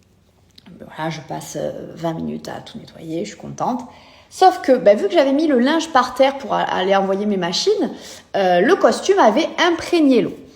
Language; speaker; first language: French; native; French